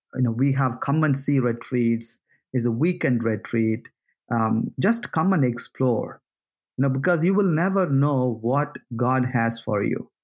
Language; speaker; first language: English; non-native, local second language; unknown